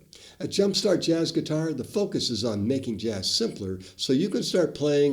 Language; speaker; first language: English; native; English